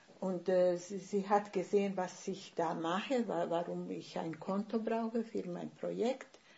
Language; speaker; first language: German; non-native, fluent; Bosnian